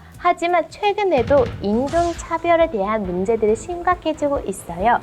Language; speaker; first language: Korean; non-native, fluent; Mongolian